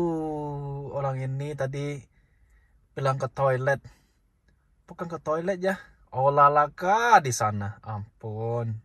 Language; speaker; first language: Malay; non-native, learner; Chinese